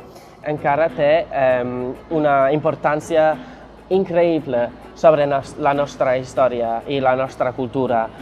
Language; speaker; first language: Catalan; non-native, fluent; English